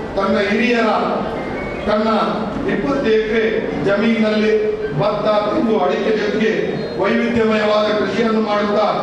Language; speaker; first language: Kannada; native; Kannada